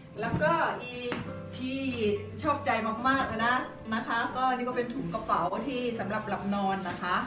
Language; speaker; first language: Thai; native; Thai